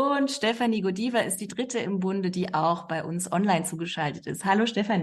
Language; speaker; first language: German; native; German